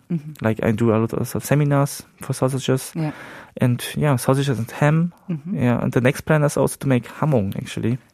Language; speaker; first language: English; early bilingual, heritage; Korean